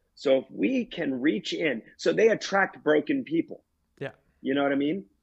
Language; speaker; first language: English; native; English